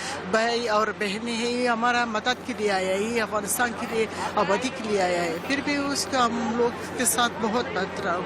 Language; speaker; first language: Hindi; non-native, learner; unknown